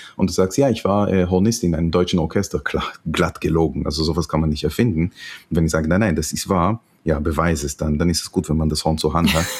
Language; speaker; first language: German; non-native, fluent; Hebrew